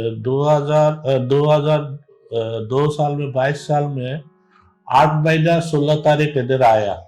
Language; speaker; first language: Hindi; non-native, learner; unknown